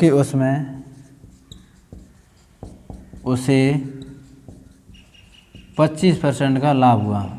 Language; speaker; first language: Hindi; native; Hindi